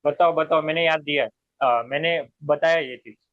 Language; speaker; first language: Hindi; non-native, local second language; Marathi